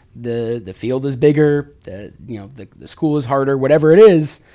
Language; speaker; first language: English; native; English